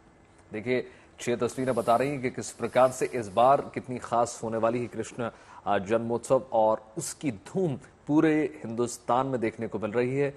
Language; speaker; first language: Hindi; native; Hindi